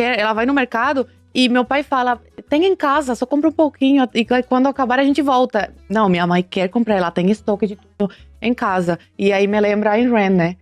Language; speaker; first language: Portuguese; non-native, fluent; Spanish